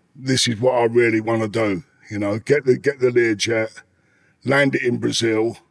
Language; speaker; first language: English; native; English